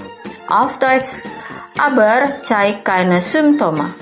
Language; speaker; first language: German; non-native, fluent; Indonesian